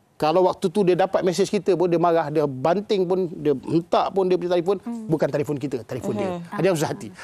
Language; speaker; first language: Malay; native; Malay